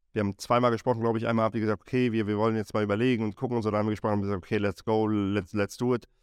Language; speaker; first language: German; native; German